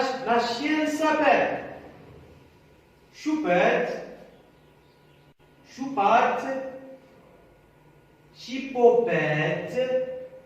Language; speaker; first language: French; non-native, local second language; Arabic